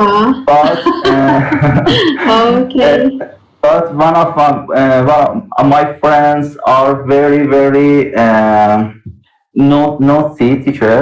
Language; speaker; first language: English; non-native, learner; Persian